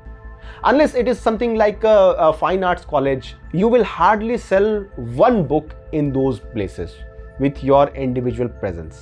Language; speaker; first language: English; non-native, local second language; Hindi